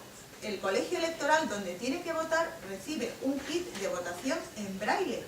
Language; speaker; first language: Spanish; native; Spanish